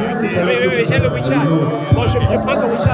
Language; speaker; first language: French; non-native, learner; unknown